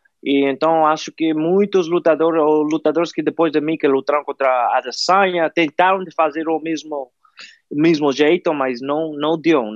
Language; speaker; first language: Portuguese; non-native, fluent; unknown